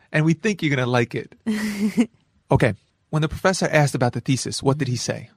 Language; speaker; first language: English; native; English